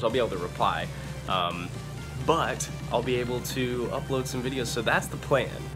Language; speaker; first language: English; native; English